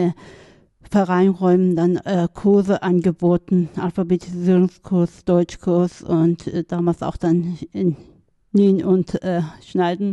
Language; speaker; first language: German; non-native, fluent; Turkish